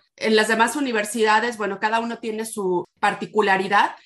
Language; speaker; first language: Spanish; native; Spanish